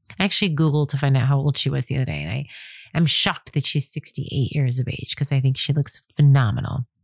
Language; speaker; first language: English; native; English